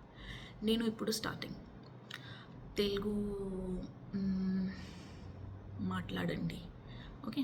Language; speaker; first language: Telugu; non-native, learner; Marathi